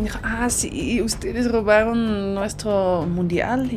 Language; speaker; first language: Spanish; non-native, fluent; Dutch